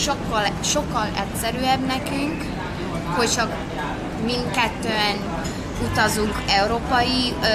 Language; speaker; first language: Hungarian; early bilingual, heritage; Hungarian